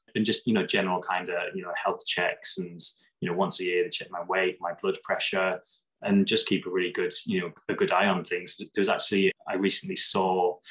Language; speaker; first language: English; native; English